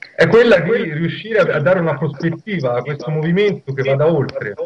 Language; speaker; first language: Italian; native; Italian